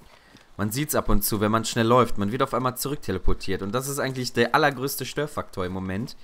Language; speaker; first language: German; native; German